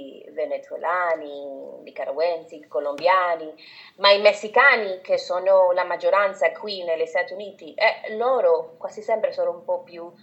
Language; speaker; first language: Italian; non-native, fluent; Spanish